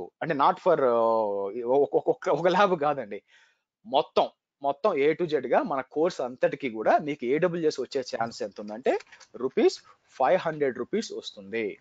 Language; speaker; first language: Telugu; native; Telugu